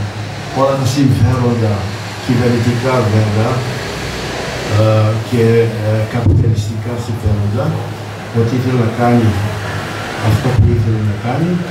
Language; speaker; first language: Greek; early bilingual, heritage; Greek